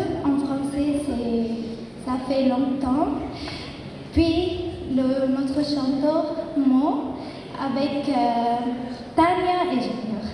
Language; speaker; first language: French; non-native, fluent; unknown